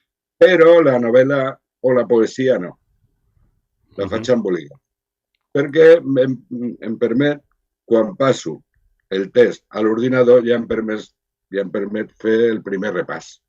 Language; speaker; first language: Catalan; non-native, local second language; Spanish